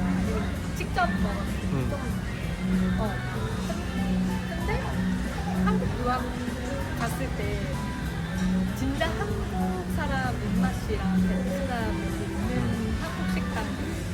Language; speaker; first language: Korean; non-native, fluent; Vietnamese